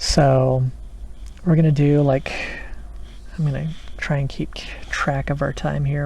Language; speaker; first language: English; native; English